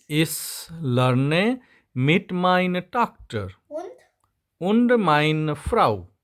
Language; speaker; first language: German; non-native, learner; Hindi